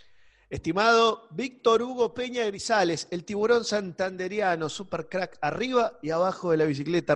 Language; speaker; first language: Spanish; native; Spanish